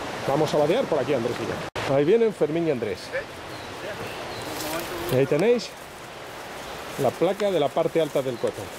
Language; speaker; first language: Spanish; native; Spanish